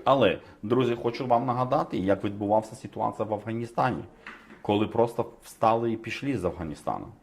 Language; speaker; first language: Ukrainian; non-native, fluent; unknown